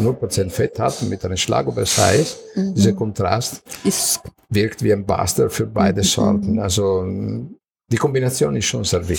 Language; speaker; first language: German; non-native, fluent; Italian